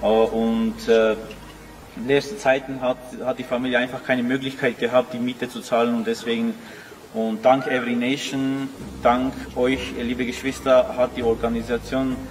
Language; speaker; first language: German; non-native, learner; Armenian